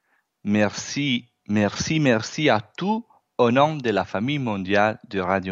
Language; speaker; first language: French; non-native, fluent; Italian